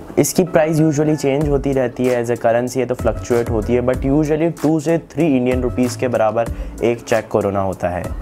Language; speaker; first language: Hindi; native; Hindi